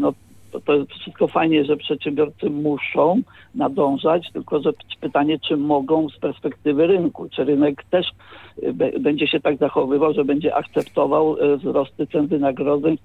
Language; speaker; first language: Polish; native; Polish